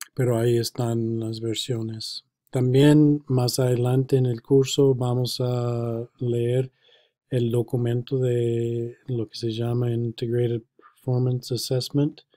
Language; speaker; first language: Spanish; non-native, fluent; English